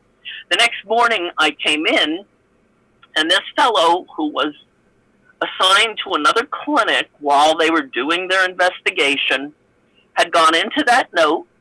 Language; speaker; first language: English; native; English